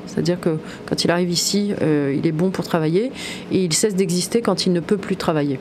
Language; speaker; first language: French; early bilingual, other home language; Kabyle